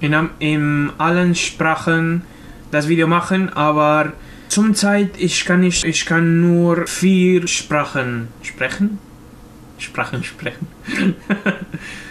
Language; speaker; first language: German; non-native, learner; Romanian